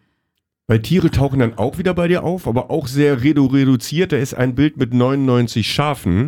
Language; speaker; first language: German; native; German